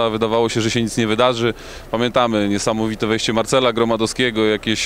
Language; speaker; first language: Polish; native; Polish